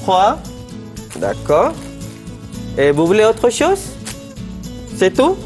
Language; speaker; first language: French; non-native, fluent; Malay